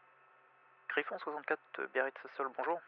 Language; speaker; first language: French; native; French